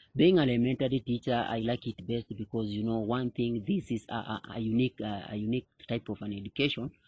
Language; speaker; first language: English; non-native, local second language; Kikuyu